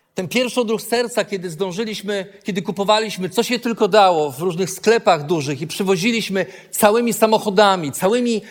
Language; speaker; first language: Polish; native; Polish